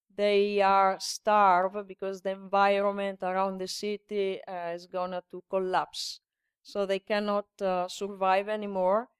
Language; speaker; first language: English; non-native, learner; Italian